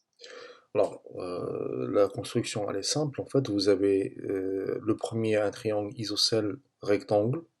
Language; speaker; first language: French; native; French